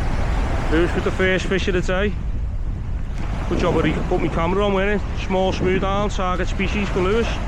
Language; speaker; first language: English; native; English